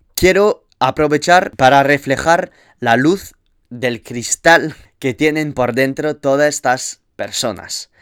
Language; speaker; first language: Spanish; early bilingual, heritage; Spanish